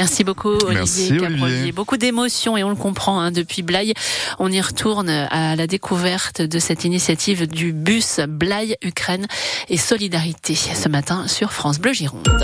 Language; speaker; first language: French; native; French